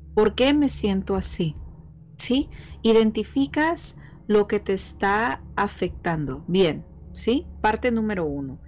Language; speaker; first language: Spanish; early bilingual, heritage; Spanish